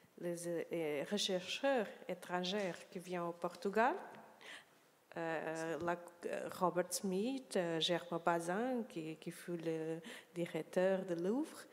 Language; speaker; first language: French; non-native, learner; Portuguese